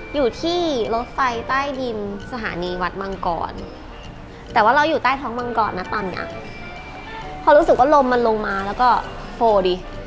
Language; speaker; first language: Thai; native; Thai